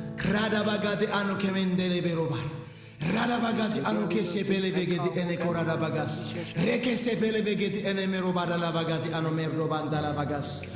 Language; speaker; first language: Amharic; native; Amharic